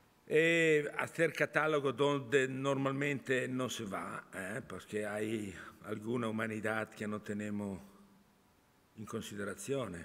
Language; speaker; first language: Spanish; non-native, learner; Italian